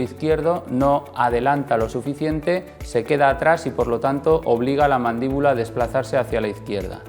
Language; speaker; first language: Spanish; native; Spanish